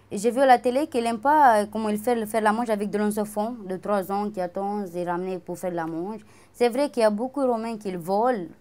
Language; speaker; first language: French; non-native, learner; Romanian